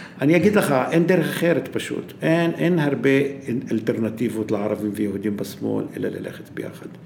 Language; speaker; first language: Hebrew; non-native, local second language; Arabic